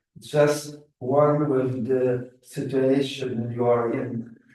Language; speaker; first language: English; non-native, fluent; German